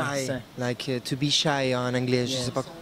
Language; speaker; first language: French; non-native, learner; Spanish